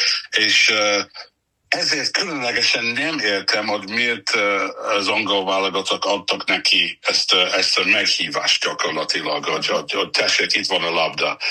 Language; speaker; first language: Hungarian; non-native, fluent; English